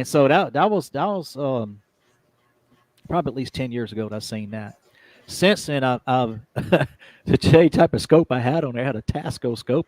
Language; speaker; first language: English; native; English